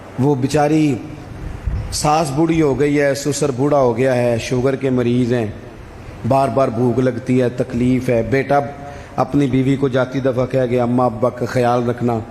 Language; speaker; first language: Urdu; non-native, local second language; Punjabi